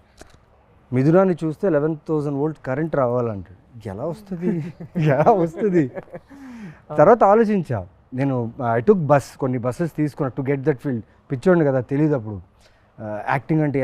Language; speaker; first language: Telugu; native; Telugu